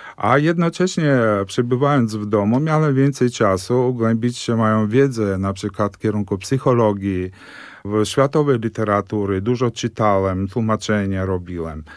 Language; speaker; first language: Polish; early bilingual, heritage; Polish